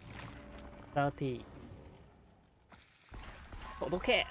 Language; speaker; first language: English; non-native, learner; Japanese